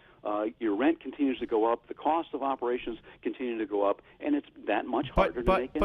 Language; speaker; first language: English; native; English